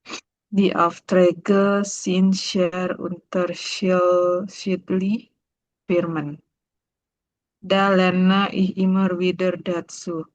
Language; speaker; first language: German; non-native, learner; Indonesian